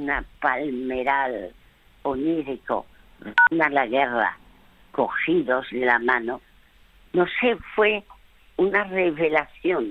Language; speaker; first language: Spanish; early bilingual, other home language; French